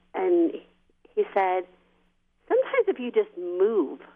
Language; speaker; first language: English; native; English